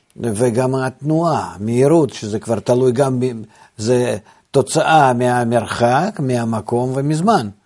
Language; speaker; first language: Hebrew; non-native, fluent; Russian